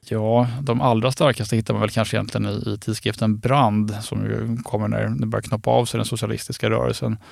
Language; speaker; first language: Swedish; native; Swedish